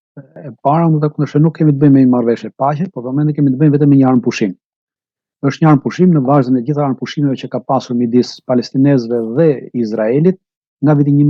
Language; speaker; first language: Albanian; native; Albanian